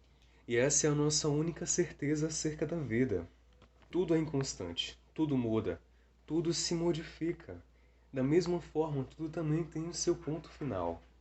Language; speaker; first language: Portuguese; native; Portuguese